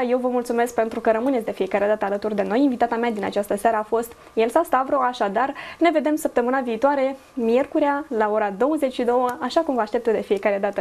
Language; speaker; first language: Romanian; native; Romanian